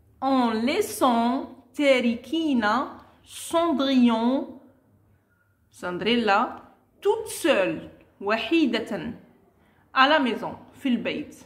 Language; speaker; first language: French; non-native, local second language; Arabic